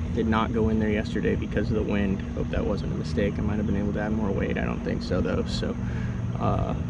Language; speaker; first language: English; native; English